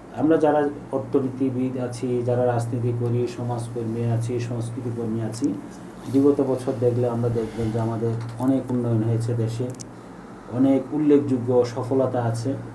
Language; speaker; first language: Bangla; native; Bangla